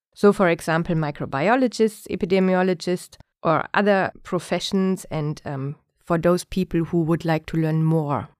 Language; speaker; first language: English; non-native, fluent; German